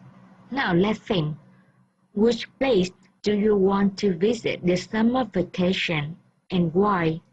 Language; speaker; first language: English; non-native, fluent; Vietnamese